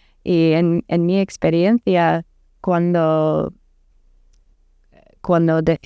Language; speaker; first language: Spanish; non-native, learner; English